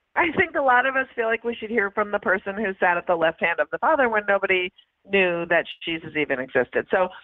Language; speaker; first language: English; native; English